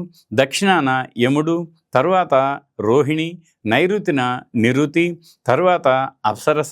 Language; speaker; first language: Telugu; native; Telugu